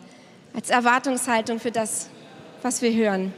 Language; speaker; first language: German; native; German